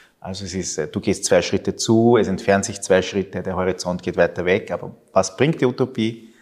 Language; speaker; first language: German; early bilingual, other home language; Spanish